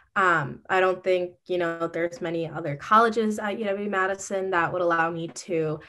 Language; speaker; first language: English; native; English